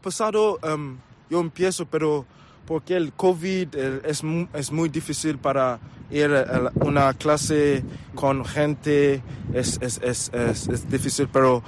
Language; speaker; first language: Spanish; non-native, learner; English